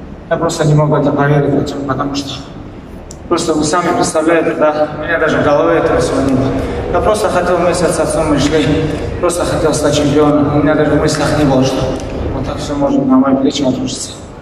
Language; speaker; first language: Russian; non-native, local second language; Avaric